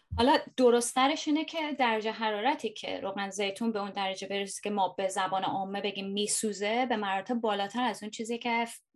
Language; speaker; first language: Persian; native; Persian